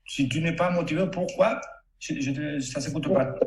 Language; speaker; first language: French; non-native, fluent; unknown